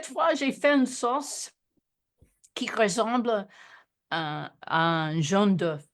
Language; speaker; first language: French; non-native, fluent; English